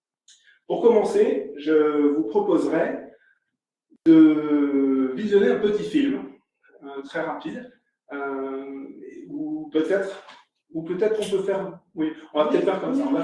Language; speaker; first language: French; native; French